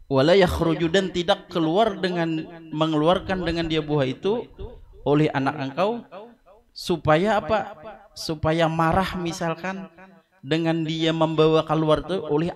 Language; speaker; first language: Indonesian; non-native, local second language; Banjar